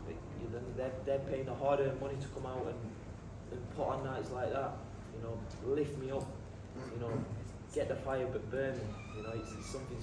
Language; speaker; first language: English; native; English